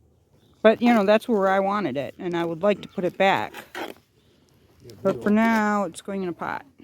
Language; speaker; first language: English; native; English